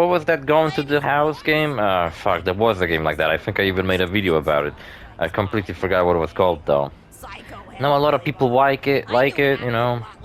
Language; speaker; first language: English; non-native, fluent; Polish